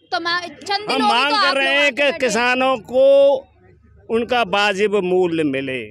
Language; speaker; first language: Hindi; native; Hindi